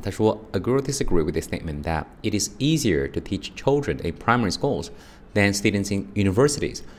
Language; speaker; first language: English; non-native, fluent; Chinese